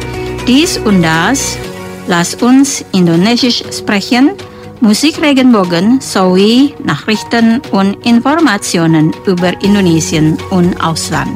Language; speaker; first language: German; non-native, fluent; Indonesian